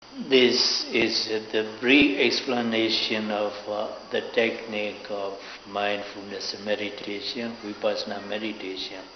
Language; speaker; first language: English; non-native, fluent; Burmese